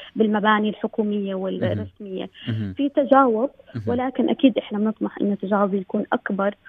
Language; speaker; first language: Arabic; native; Arabic